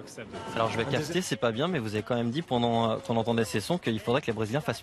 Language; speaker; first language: French; native; French